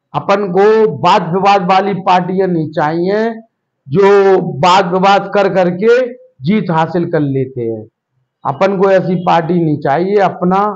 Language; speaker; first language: Hindi; native; Hindi